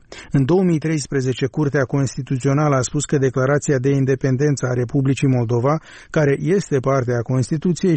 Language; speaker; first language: Romanian; native; Romanian